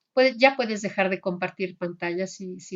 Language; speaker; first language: Spanish; native; Spanish